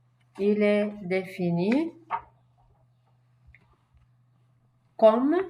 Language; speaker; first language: French; non-native, fluent; Arabic